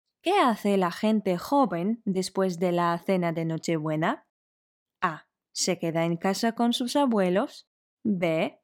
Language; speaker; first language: Spanish; non-native, fluent; Polish